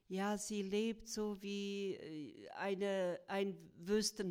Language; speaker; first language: German; non-native, fluent; Croatian